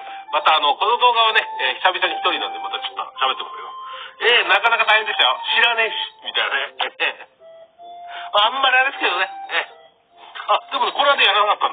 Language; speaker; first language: Japanese; native; Japanese